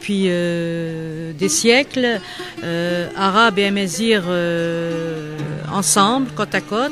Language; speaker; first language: French; non-native, local second language; Kabyle